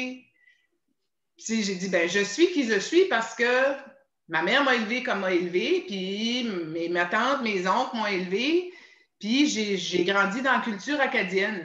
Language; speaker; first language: French; native; French